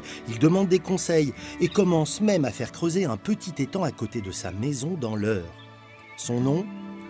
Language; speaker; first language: French; native; French